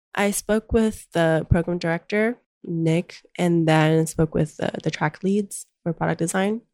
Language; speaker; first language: English; early bilingual, other home language; Chinese